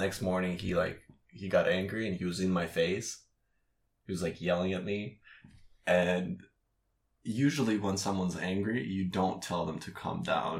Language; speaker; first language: English; non-native, fluent; Russian